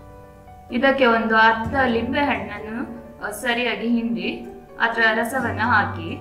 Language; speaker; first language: Kannada; native; Kannada